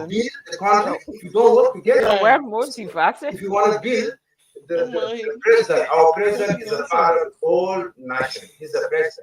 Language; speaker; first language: English; non-native, learner; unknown